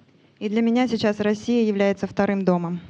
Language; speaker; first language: Russian; non-native, fluent; English